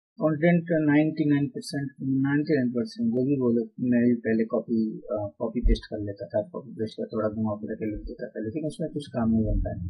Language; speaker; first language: Hindi; non-native, local second language; Bangla